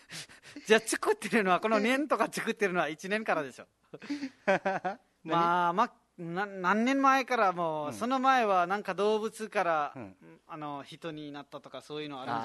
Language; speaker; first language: Japanese; non-native, fluent; Nepali